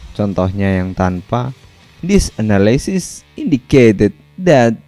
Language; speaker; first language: English; non-native, fluent; Indonesian